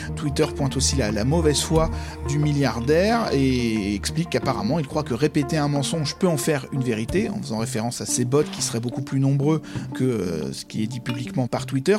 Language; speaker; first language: French; native; French